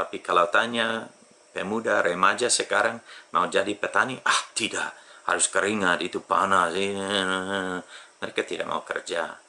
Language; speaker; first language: Indonesian; non-native, fluent; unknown